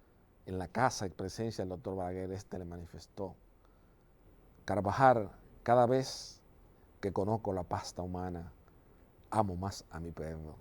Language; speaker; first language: Spanish; native; Spanish